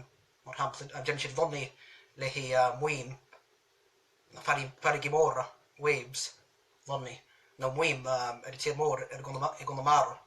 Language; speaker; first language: Irish; native; Irish